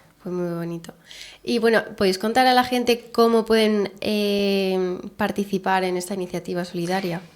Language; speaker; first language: Spanish; native; Spanish